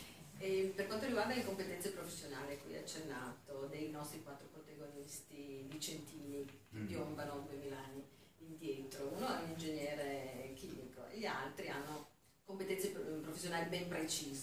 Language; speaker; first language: Italian; native; Italian